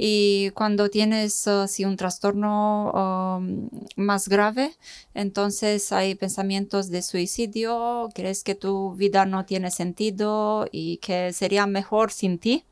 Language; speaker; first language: Spanish; non-native, fluent; Romanian